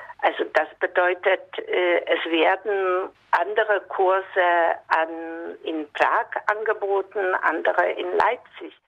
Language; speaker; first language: German; non-native, fluent; Polish